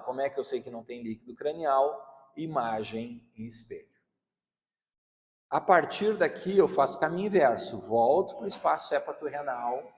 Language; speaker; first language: Portuguese; native; Portuguese